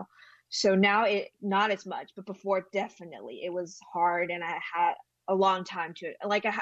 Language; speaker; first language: English; non-native, fluent; Chinese